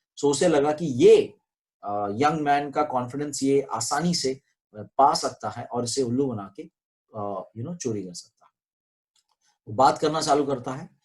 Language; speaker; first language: Hindi; non-native, local second language; Marathi